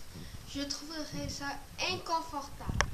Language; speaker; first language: French; non-native, local second language; English